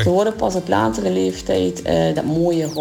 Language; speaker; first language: Dutch; native; Dutch